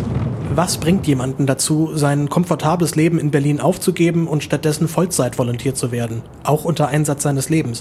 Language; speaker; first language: German; native; German